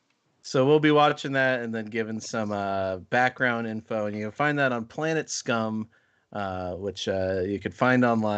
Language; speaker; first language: English; native; English